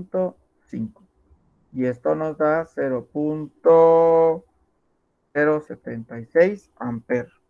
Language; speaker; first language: Spanish; native; Spanish